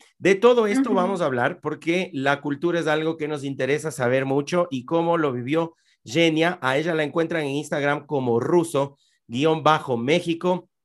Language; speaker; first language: Spanish; native; Spanish